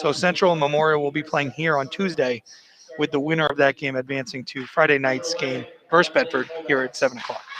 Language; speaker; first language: English; native; English